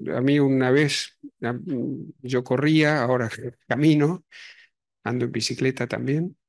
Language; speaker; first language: Spanish; native; Spanish